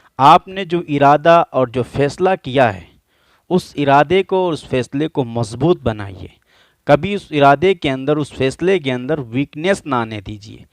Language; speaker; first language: Urdu; native; Urdu